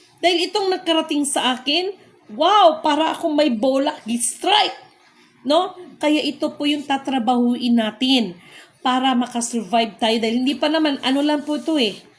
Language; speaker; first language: Filipino; non-native, local second language; Cebuano